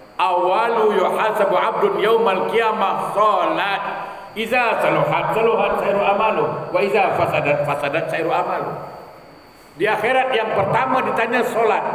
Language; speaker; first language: Malay; native; Malay